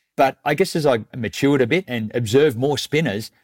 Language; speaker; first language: English; native; English